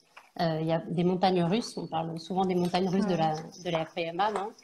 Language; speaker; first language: French; native; French